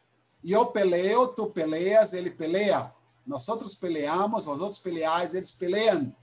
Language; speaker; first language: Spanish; non-native, learner; Portuguese